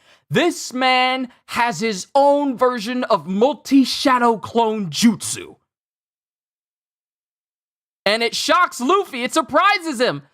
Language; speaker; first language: English; native; English